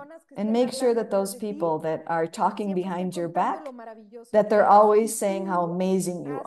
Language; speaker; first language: English; non-native, fluent; Spanish